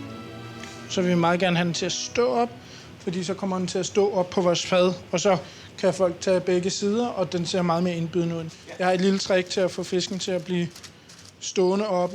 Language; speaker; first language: Danish; native; Danish